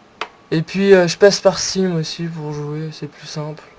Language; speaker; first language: French; native; French